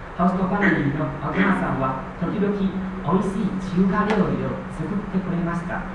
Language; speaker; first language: Japanese; non-native, fluent; Chinese